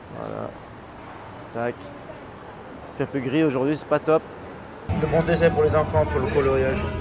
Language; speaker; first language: French; native; French